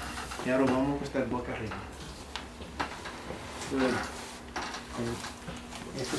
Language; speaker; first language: Spanish; non-native, learner; English